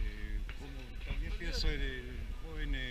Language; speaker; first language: Spanish; non-native, learner; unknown